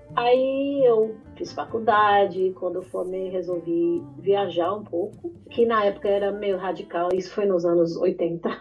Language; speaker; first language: Portuguese; non-native, fluent; English